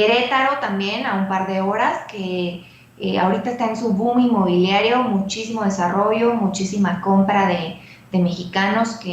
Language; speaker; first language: Spanish; native; Spanish